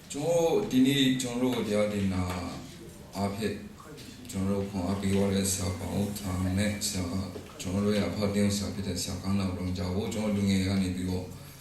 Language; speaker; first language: Burmese; non-native, local second language; Kachin